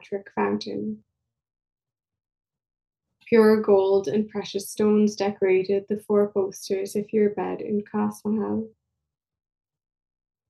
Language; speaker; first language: English; non-native, local second language; Urdu